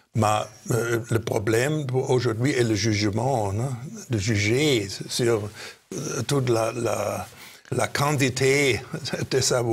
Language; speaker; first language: French; non-native, fluent; German